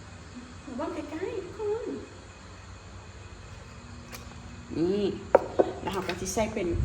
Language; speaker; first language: Thai; non-native, local second language; Lao